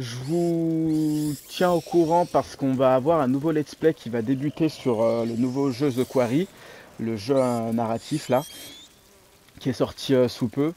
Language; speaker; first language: French; native; French